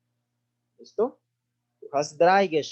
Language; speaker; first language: German; non-native, fluent; Spanish